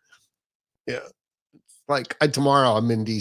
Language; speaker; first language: English; native; English